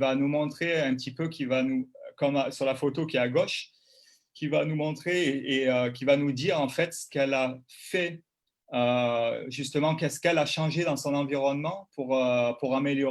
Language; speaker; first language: French; native; French